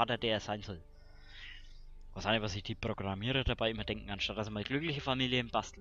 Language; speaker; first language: German; native; German